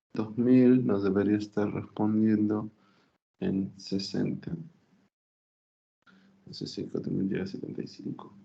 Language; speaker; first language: Spanish; native; Spanish